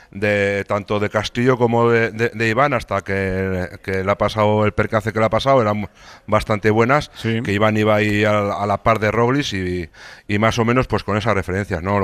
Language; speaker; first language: Spanish; native; Spanish